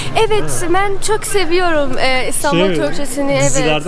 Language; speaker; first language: Turkish; non-native, learner; Persian